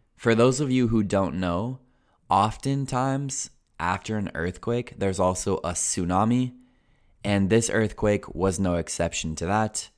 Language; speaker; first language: English; native; English